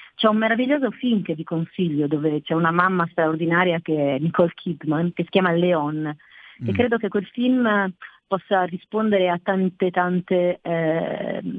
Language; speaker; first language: Italian; native; Italian